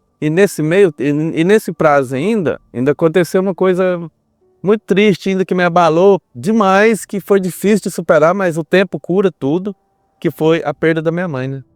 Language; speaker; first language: Portuguese; native; Portuguese